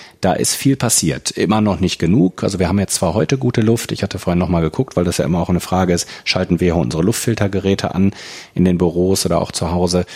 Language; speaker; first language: German; native; German